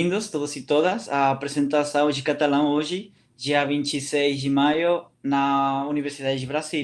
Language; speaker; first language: Portuguese; non-native, fluent; Catalan